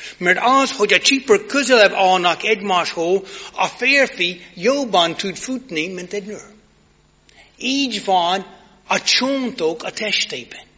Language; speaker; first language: Hungarian; non-native, learner; English